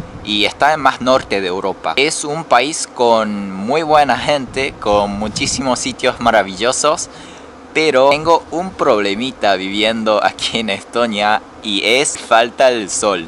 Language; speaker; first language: Spanish; non-native, fluent; Japanese